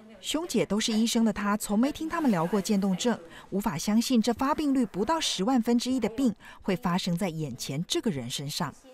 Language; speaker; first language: Chinese; native; Chinese